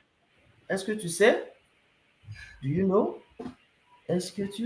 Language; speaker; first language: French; non-native, fluent; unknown